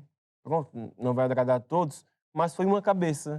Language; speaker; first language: Portuguese; native; Portuguese